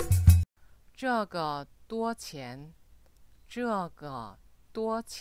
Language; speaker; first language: Chinese; non-native, fluent; Korean